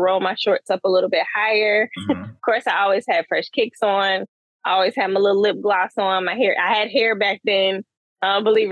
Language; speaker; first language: English; native; English